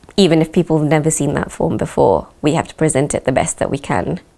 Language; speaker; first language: English; native; English